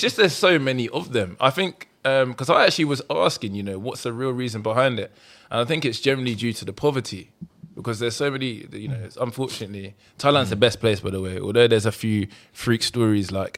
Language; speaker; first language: English; native; English